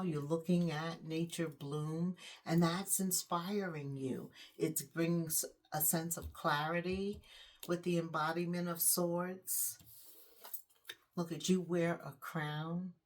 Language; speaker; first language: English; native; English